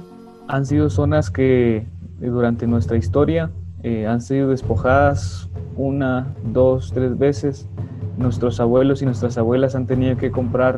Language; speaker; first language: Spanish; native; Spanish